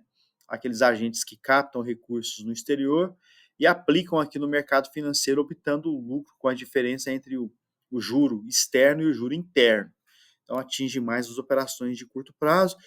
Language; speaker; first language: Portuguese; native; Portuguese